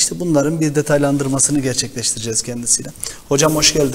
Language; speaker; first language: Turkish; native; Turkish